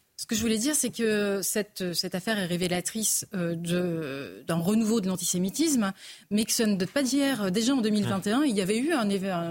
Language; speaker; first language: French; native; French